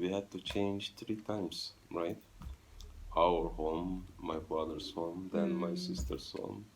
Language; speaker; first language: English; non-native, fluent; Turkish